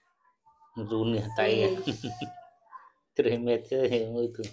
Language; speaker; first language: Portuguese; non-native, learner; Vietnamese